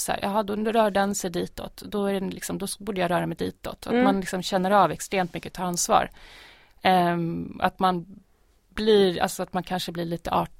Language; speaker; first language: Swedish; native; Swedish